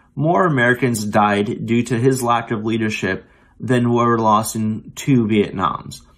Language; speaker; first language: English; native; English